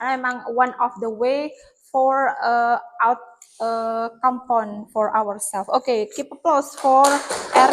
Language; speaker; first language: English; non-native, learner; Indonesian